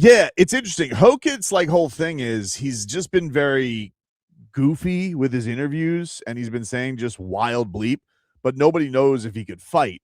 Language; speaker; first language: English; native; English